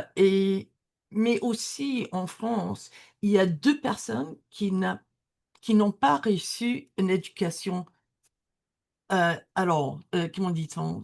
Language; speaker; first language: French; non-native, learner; English